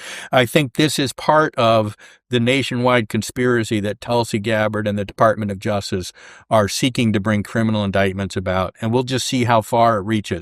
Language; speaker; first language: English; native; English